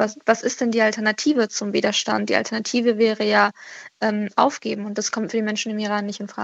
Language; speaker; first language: German; early bilingual, other home language; Persian